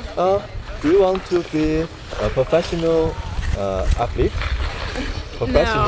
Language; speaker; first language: English; non-native, learner; Chinese